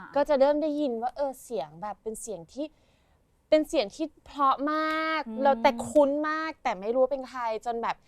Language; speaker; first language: Thai; non-native, fluent; English